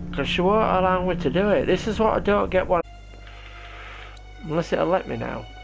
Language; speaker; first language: English; native; English